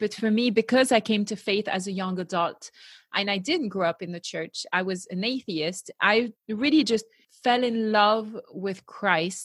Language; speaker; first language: English; non-native, fluent; French